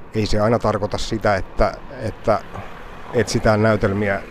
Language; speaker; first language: Finnish; native; Finnish